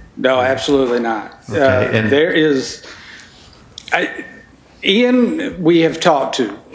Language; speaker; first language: English; native; English